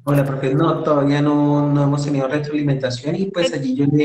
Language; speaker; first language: Spanish; native; Spanish